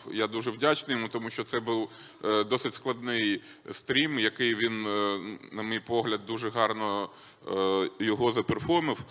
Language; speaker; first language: Ukrainian; non-native, local second language; Russian